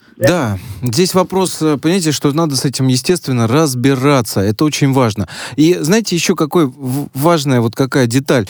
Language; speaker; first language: Russian; native; Russian